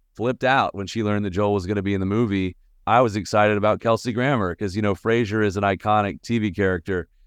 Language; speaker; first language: English; native; English